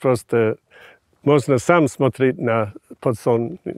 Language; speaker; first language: Russian; non-native, fluent; English